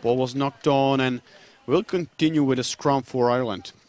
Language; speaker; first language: English; non-native, fluent; Czech